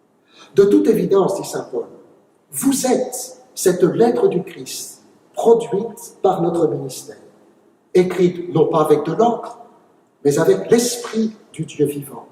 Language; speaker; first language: French; native; French